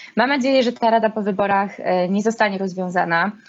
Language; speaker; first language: Polish; native; Polish